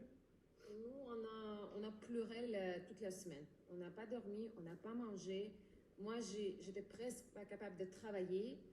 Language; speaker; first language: French; non-native, learner; Ukrainian